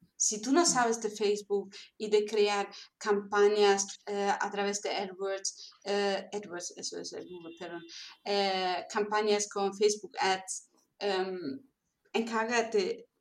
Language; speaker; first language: Spanish; non-native, fluent; German